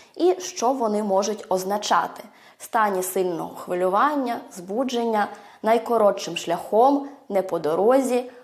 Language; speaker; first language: Ukrainian; early bilingual, heritage; Ukrainian